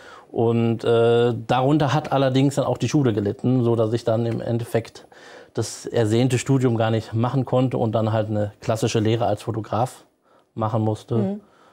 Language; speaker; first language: German; native; German